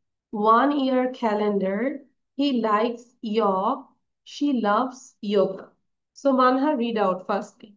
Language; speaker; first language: English; non-native, learner; Bangla